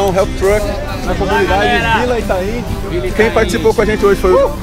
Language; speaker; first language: Portuguese; native; Portuguese